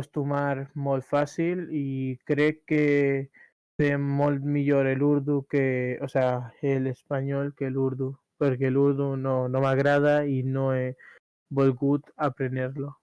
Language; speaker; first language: Catalan; early bilingual, other home language; Urdu